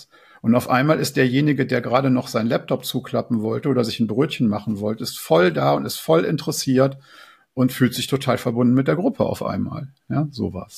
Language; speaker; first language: German; native; German